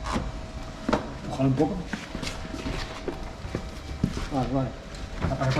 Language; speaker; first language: Spanish; native; Spanish